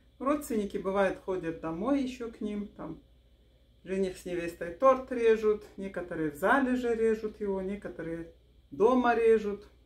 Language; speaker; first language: Russian; non-native, local second language; Avaric